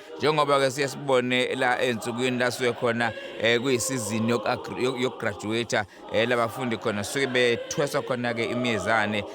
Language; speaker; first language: Zulu; native; Zulu